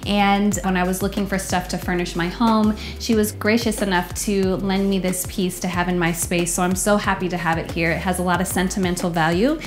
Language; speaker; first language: English; native; English